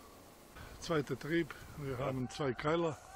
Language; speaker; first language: German; non-native, learner; Croatian